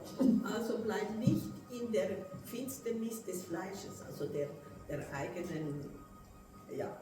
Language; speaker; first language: German; non-native, fluent; Portuguese